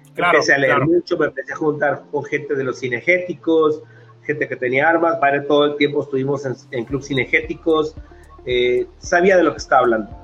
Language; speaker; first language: Spanish; native; Spanish